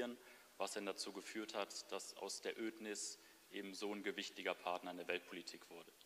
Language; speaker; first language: German; native; German